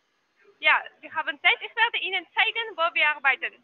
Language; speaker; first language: German; non-native, learner; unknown